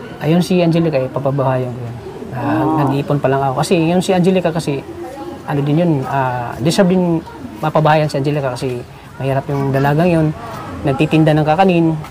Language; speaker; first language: Filipino; non-native, local second language; Cebuano